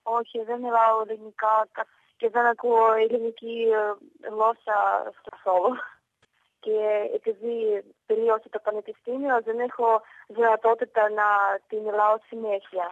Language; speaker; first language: Greek; non-native, fluent; Ukrainian